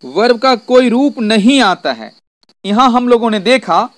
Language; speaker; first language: Hindi; native; Hindi